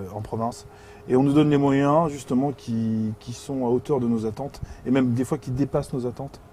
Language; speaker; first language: French; native; French